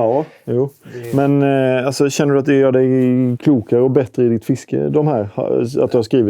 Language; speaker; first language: Swedish; native; Swedish